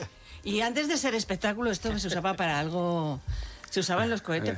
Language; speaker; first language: Spanish; native; Spanish